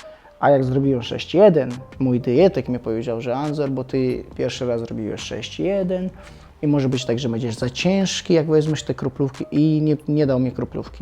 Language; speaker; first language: Polish; non-native, fluent; Chechen